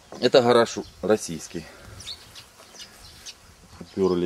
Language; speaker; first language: Russian; native; Russian